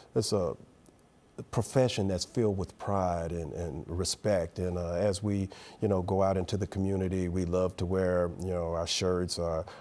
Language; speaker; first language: English; native; English